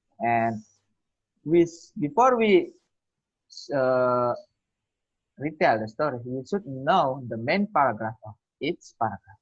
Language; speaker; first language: English; non-native, learner; Indonesian